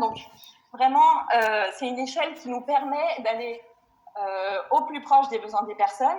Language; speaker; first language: French; native; French